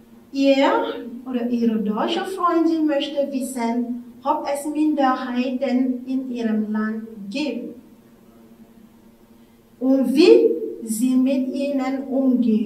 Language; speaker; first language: German; non-native, fluent; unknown